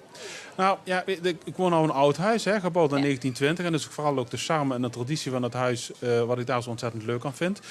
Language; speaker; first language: Dutch; native; Dutch